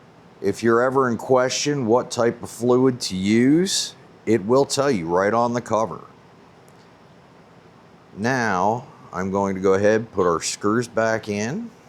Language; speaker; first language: English; native; English